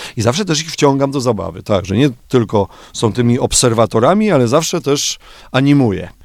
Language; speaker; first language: Polish; native; Polish